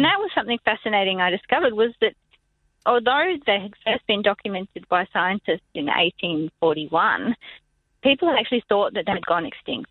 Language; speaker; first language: English; native; English